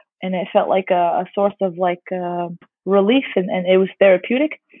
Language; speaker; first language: English; early bilingual, other home language; Arabic